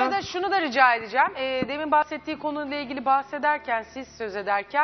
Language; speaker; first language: Turkish; native; Turkish